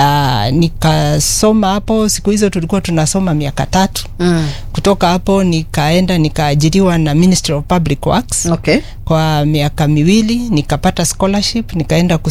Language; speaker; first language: Swahili; non-native, local second language; Kikuyu